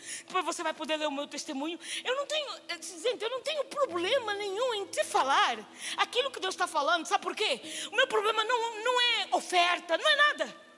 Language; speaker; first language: Portuguese; native; Portuguese